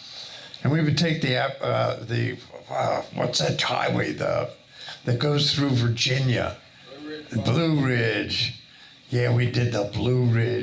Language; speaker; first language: English; native; English